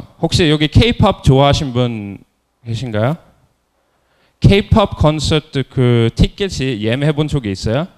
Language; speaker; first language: Korean; non-native, fluent; Norwegian